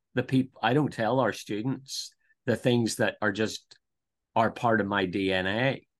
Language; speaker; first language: English; native; English